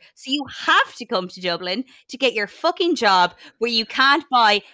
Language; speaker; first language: English; native; English